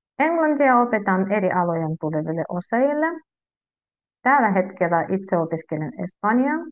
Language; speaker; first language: Finnish; non-native, fluent; Russian